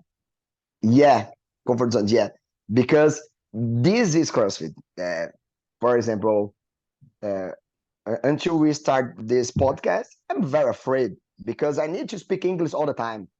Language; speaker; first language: English; non-native, learner; Portuguese